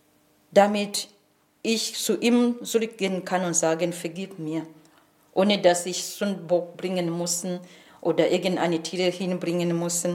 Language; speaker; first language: German; non-native, learner; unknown